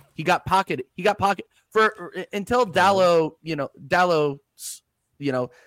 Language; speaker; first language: English; native; English